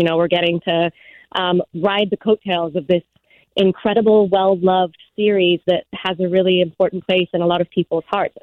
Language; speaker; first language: English; native; English